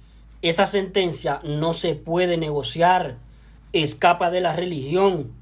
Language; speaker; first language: Spanish; native; Spanish